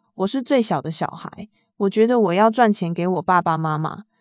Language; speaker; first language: Chinese; non-native, fluent; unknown